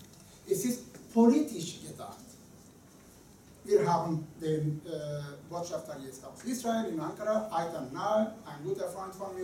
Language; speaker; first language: German; non-native, fluent; Turkish